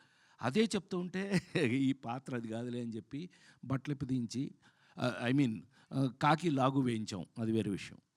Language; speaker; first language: Telugu; native; Telugu